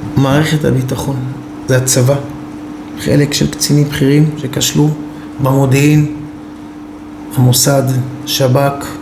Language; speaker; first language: Hebrew; native; Hebrew